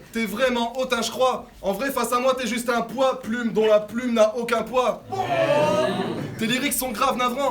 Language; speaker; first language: French; native; French